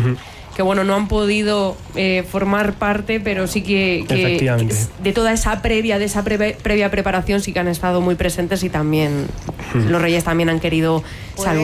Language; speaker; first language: Spanish; native; Spanish